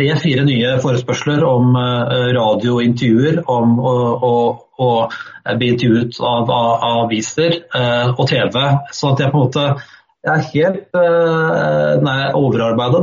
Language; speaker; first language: Norwegian; native; Norwegian